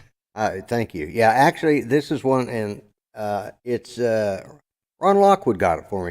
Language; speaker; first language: English; native; English